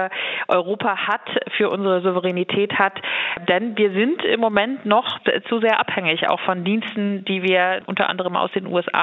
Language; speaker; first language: German; native; German